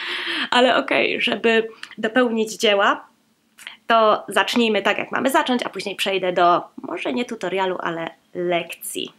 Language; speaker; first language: Polish; native; Polish